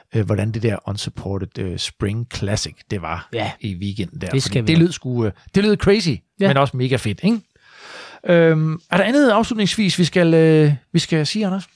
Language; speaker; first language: English; non-native, fluent; Danish